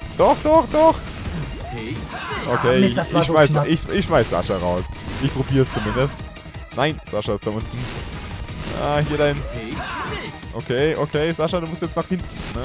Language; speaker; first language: German; native; German